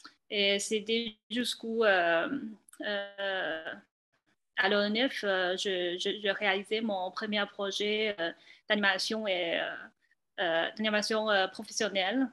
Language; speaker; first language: French; non-native, fluent; Chinese